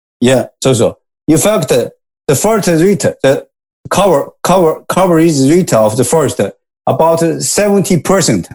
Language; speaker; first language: English; non-native, learner; Japanese